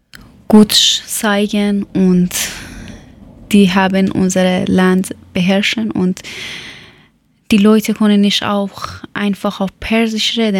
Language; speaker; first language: German; non-native, learner; Persian